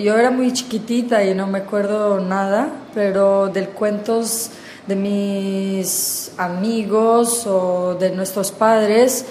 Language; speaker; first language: Spanish; non-native, fluent; Albanian